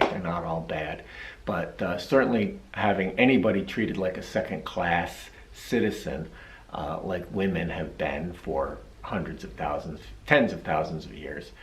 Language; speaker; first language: English; native; English